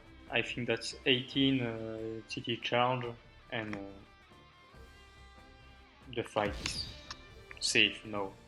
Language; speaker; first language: English; non-native, learner; French